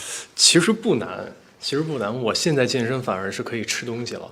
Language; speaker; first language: Chinese; native; Chinese